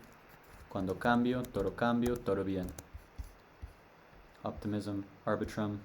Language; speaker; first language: Spanish; non-native, learner; English